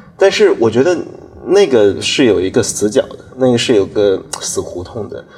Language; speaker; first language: Chinese; native; Chinese